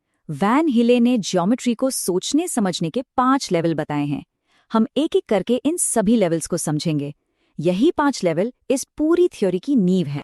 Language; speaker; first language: Hindi; native; Hindi